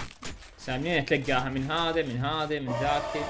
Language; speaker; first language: Arabic; native; Arabic